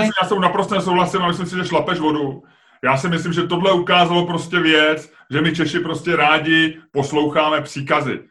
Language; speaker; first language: Czech; native; Czech